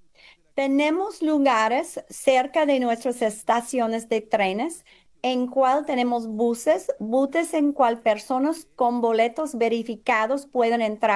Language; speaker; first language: Spanish; early bilingual, heritage; English